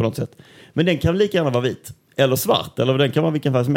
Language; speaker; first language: Swedish; native; Swedish